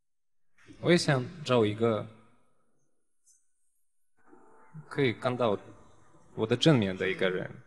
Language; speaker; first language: Chinese; non-native, fluent; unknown